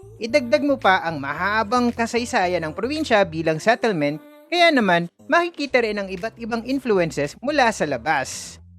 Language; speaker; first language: Filipino; native; Filipino